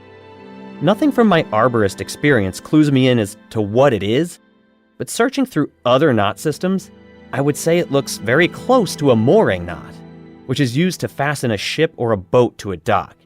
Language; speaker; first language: English; native; English